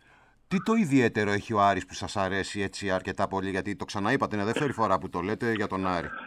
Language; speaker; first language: Greek; native; Greek